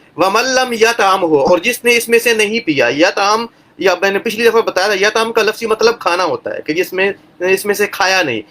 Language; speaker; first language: Urdu; non-native, local second language; Punjabi